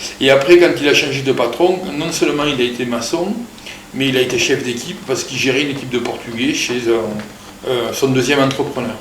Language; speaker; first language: French; early bilingual, other home language; Portuguese